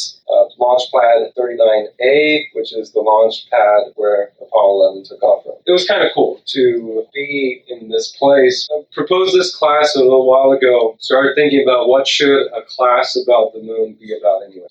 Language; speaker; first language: English; non-native, local second language; Sinhala